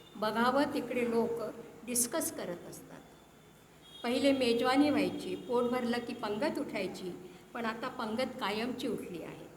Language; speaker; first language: Marathi; early bilingual, heritage; Marathi